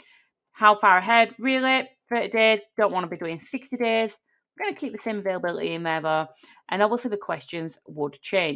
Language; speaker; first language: English; native; English